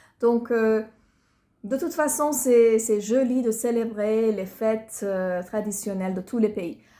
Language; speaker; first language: French; non-native, fluent; Persian